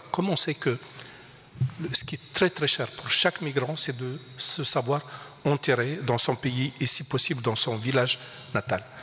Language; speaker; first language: French; non-native, local second language; Arabic